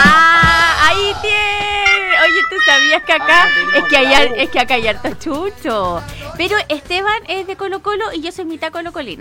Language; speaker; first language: Spanish; native; Spanish